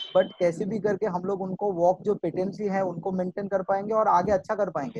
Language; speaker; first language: Hindi; non-native, local second language; Bangla